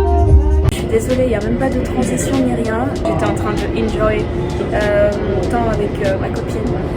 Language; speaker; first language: French; native; French